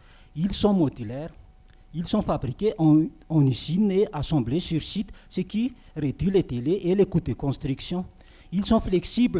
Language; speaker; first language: French; non-native, local second language; Malagasy